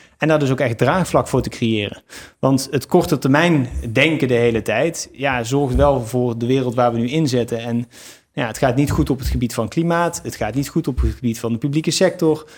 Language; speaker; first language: Dutch; native; Dutch